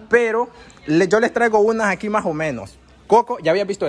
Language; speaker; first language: Spanish; native; Spanish